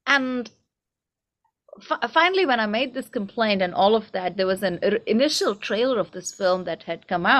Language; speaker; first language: English; non-native, local second language; Tamil